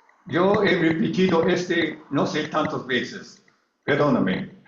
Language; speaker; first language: Spanish; non-native, learner; English